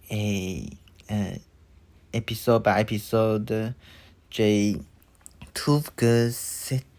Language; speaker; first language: French; non-native, learner; Chinese